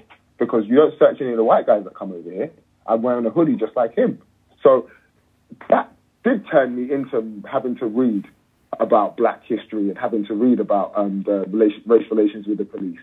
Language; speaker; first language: English; native; English